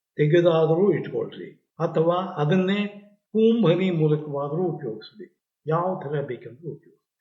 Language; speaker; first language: Kannada; native; Kannada